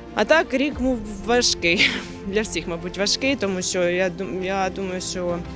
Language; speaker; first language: Ukrainian; native; Ukrainian